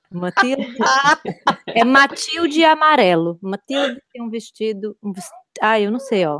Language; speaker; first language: Portuguese; native; Portuguese